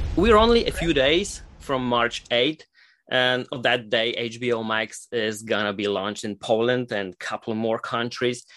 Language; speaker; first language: English; non-native, fluent; Polish